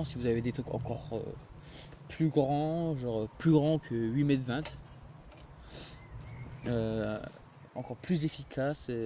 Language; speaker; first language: French; native; French